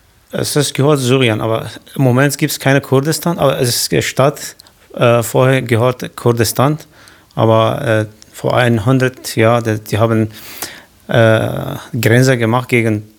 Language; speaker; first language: German; non-native, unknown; Kurdish